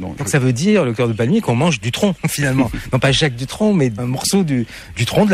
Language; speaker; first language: French; native; French